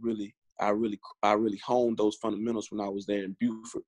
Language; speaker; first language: English; native; English